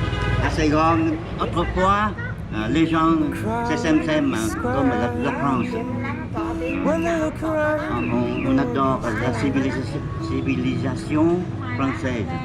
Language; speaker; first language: French; non-native, learner; Vietnamese